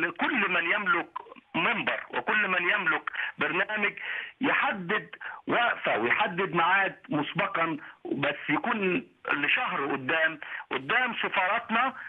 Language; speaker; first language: Arabic; native; Arabic